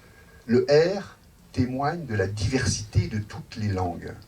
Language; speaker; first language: French; native; French